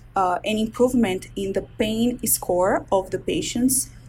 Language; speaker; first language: English; non-native, fluent; Portuguese